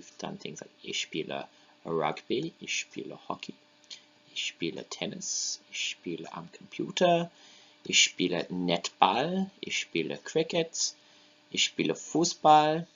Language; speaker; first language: German; non-native, fluent; English